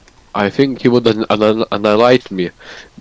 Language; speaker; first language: English; non-native, learner; Russian